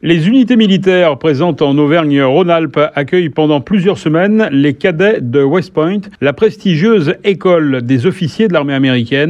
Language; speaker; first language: French; native; French